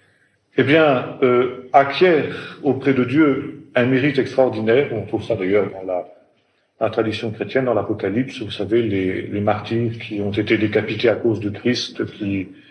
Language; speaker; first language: French; native; French